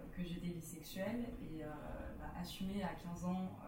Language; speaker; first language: French; native; French